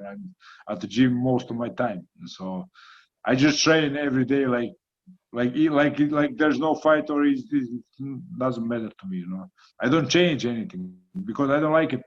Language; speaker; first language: English; non-native, fluent; Croatian